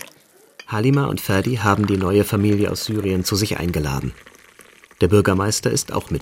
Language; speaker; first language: German; native; German